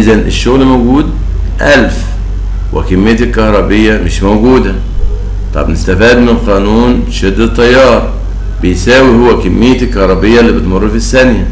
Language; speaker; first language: Arabic; native; Arabic